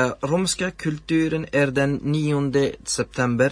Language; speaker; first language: Swedish; non-native, learner; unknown